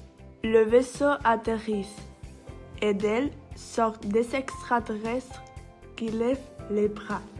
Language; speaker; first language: French; non-native, learner; Spanish